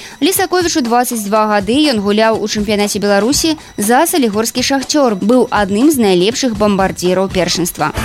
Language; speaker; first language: Belarusian; native; Belarusian